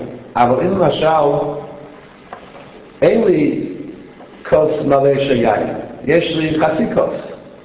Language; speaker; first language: Hebrew; non-native, fluent; English